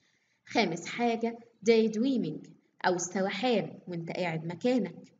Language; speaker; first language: Arabic; native; Arabic